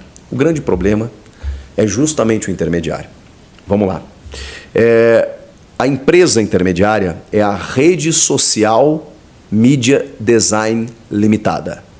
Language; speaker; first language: Portuguese; native; Portuguese